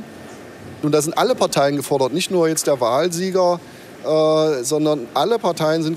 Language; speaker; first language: German; native; German